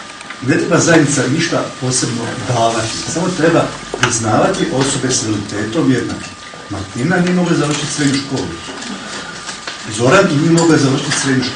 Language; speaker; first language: Croatian; native; Croatian